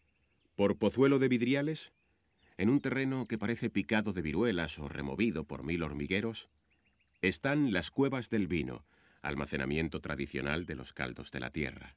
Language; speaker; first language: Spanish; native; Spanish